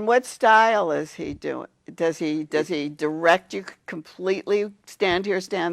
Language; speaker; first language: English; native; English